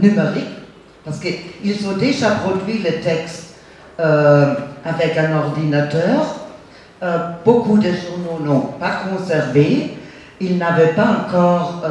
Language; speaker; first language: French; non-native, fluent; German